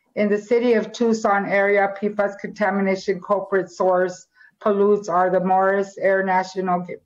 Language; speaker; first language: English; native; English